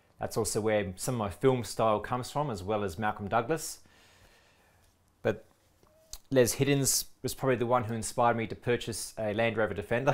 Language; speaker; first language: English; native; English